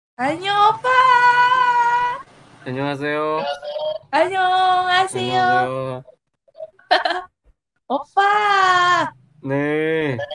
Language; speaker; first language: Korean; non-native, learner; Indonesian